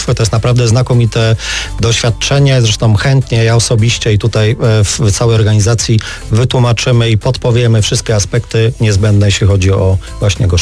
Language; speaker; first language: Polish; native; Polish